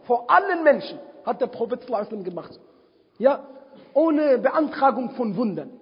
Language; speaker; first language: German; non-native, fluent; Arabic